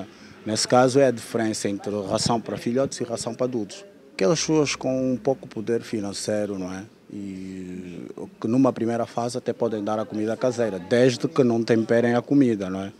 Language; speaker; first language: Portuguese; native; Portuguese